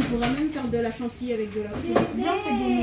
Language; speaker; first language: French; native; French